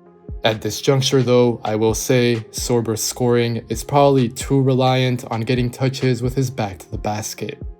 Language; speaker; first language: English; native; English